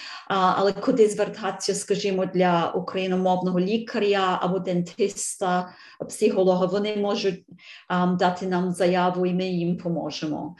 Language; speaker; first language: Ukrainian; early bilingual, heritage; Ukrainian